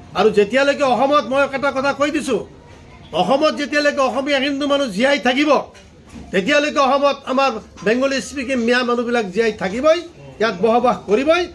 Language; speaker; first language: Assamese; non-native, local second language; Bangla